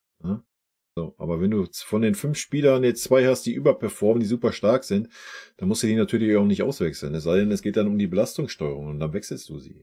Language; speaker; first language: German; native; German